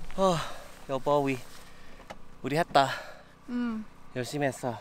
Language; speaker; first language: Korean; non-native, learner; English